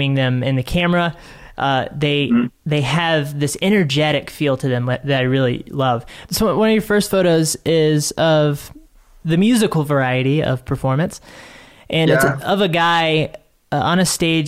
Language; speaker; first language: English; native; English